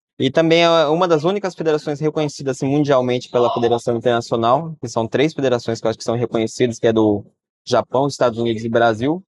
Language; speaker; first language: Portuguese; early bilingual, heritage; Portuguese